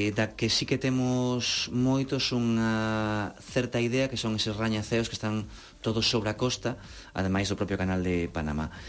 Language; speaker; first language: Galician; native; Galician